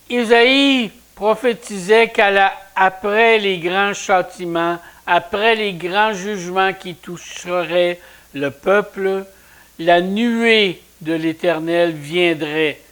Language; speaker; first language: French; native; French